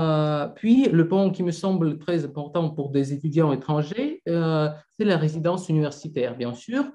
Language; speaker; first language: French; non-native, fluent; Russian